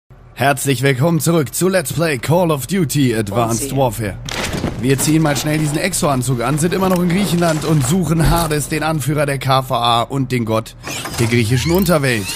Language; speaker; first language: German; native; German